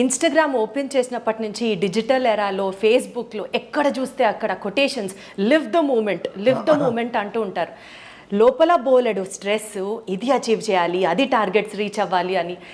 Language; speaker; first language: Telugu; native; Telugu